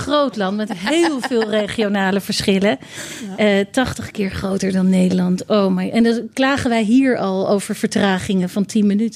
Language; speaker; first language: Dutch; native; Dutch